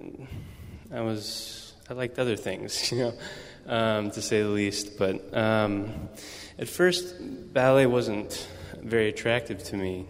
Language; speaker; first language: English; native; English